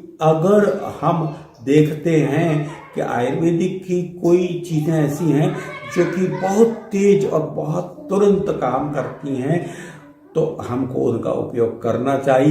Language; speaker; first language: Hindi; native; Hindi